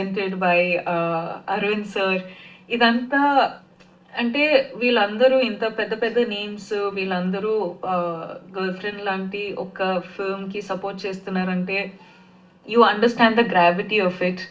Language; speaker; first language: Telugu; non-native, fluent; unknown